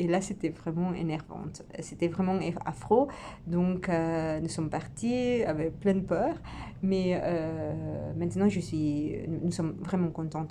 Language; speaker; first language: French; non-native, fluent; Italian